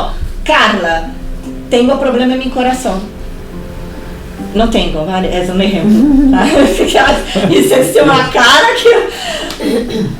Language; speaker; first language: Spanish; non-native, fluent; Portuguese